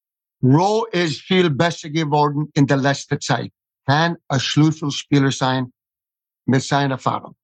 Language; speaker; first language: German; non-native, fluent; English